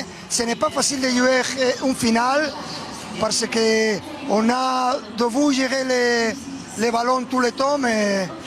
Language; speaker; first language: French; non-native, learner; Spanish